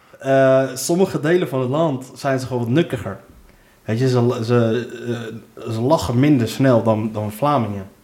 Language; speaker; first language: Dutch; early bilingual, other home language; Arabic